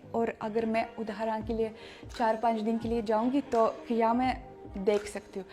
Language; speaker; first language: Hindi; non-native, fluent; Russian